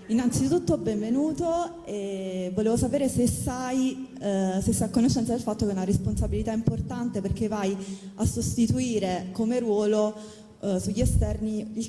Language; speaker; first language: Italian; native; Italian